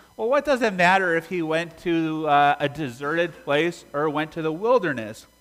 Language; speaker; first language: English; native; English